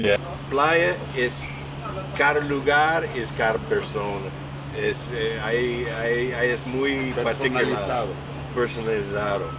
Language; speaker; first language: Spanish; non-native, learner; English